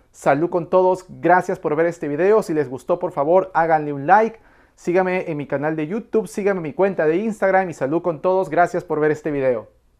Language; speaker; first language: Spanish; native; Spanish